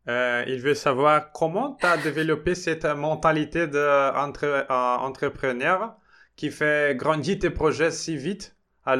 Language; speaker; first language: French; non-native, fluent; Portuguese